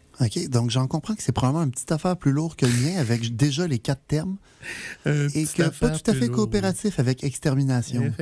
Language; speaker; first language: French; native; French